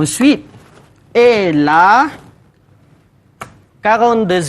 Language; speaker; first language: French; non-native, fluent; Malay